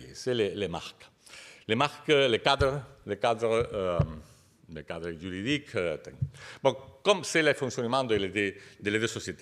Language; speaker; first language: French; non-native, fluent; Spanish